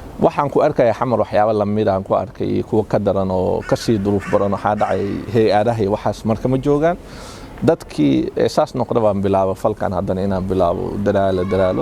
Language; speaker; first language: Somali; early bilingual, heritage; Somali